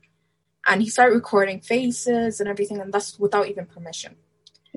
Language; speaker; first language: English; native; English